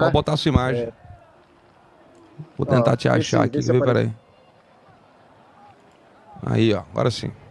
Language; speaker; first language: Portuguese; native; Portuguese